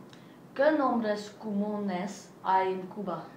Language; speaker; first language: Spanish; non-native, learner; English